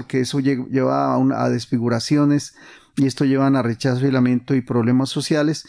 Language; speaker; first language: Spanish; native; Spanish